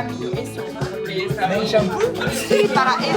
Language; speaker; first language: Spanish; non-native, learner; French